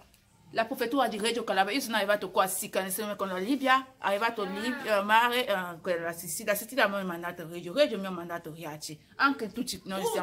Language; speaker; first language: Italian; non-native, learner; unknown